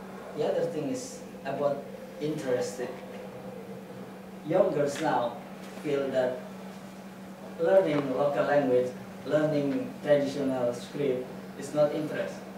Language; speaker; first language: English; non-native, fluent; Indonesian